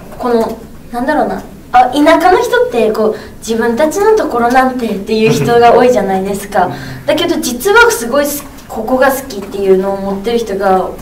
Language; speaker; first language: Japanese; native; Japanese